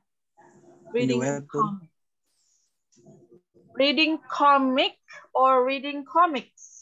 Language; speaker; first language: English; non-native, fluent; Indonesian